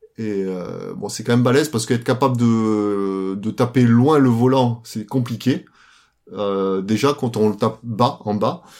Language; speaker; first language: French; native; French